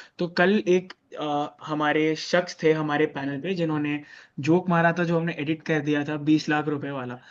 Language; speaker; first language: Hindi; native; Hindi